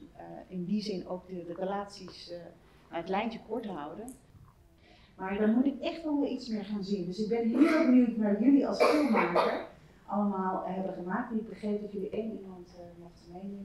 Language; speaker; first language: Dutch; native; Dutch